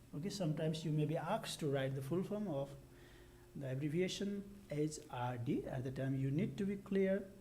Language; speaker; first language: English; non-native, local second language; Nepali